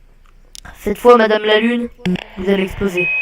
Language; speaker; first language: French; native; French